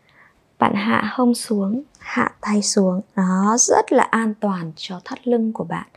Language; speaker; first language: Vietnamese; native; Vietnamese